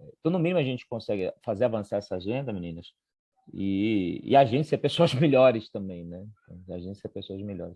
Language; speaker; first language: Portuguese; native; Portuguese